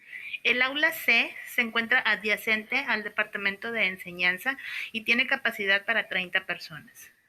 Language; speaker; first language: Spanish; native; Spanish